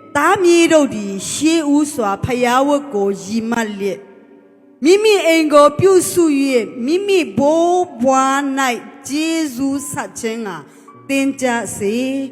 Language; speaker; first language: Burmese; non-native, local second language; Hakha Chin